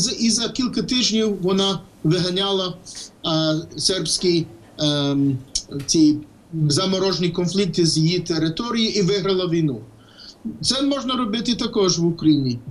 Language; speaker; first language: Ukrainian; early bilingual, heritage; Ukrainian